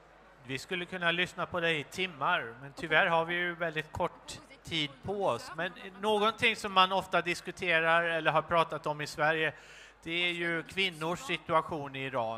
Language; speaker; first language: Swedish; native; Swedish